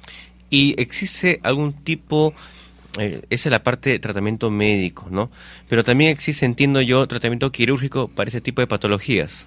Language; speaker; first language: Spanish; native; Spanish